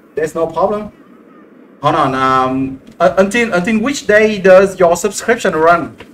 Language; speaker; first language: English; non-native, fluent; French